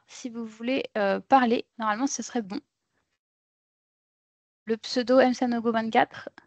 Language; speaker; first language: French; native; French